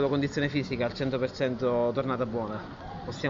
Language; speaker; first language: Italian; native; Italian